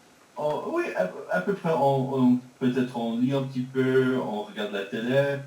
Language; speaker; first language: French; early bilingual, heritage; French